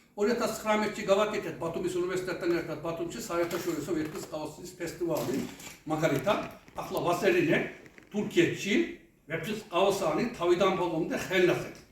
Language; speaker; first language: Georgian; non-native, fluent; Turkish